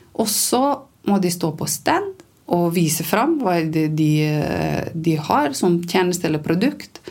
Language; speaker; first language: Norwegian; non-native, fluent; Romanian